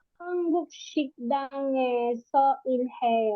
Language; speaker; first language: Korean; non-native, learner; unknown